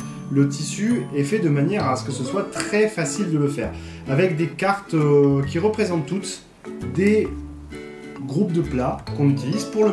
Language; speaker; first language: French; native; French